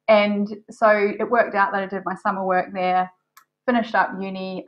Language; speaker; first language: English; native; English